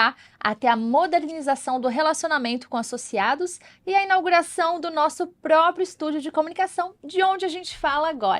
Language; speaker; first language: Portuguese; native; Portuguese